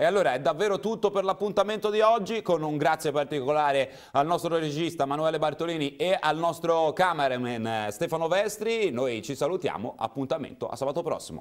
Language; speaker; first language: Italian; native; Italian